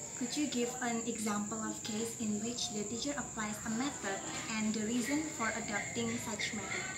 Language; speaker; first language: English; non-native, learner; Indonesian